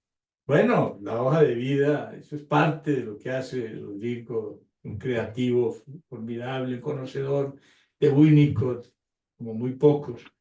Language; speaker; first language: Spanish; native; Spanish